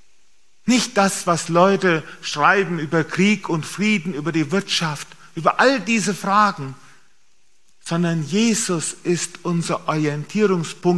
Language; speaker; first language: German; native; German